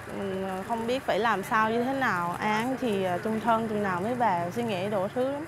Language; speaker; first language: Vietnamese; non-native, fluent; Thai